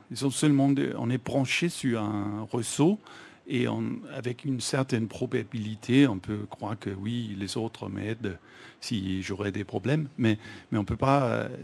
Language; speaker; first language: French; non-native, fluent; Danish